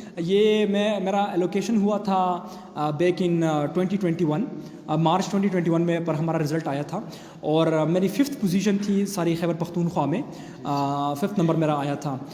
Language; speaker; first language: Urdu; non-native, local second language; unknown